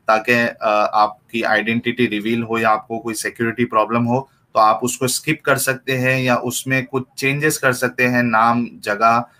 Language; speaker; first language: Hindi; native; Hindi